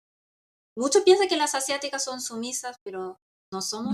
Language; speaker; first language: Spanish; non-native, local second language; Korean